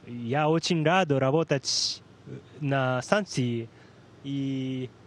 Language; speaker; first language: Russian; non-native, learner; Japanese